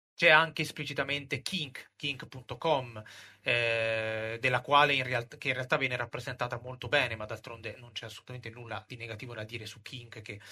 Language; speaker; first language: Italian; native; Italian